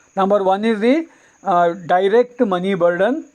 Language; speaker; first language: English; non-native, local second language; Kannada